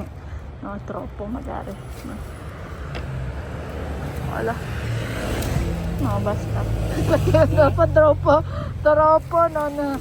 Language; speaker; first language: Italian; non-native, learner; Filipino